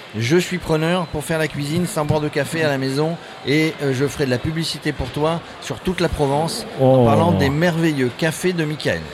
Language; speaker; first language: French; native; French